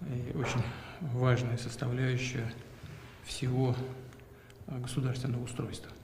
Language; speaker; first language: Russian; native; Russian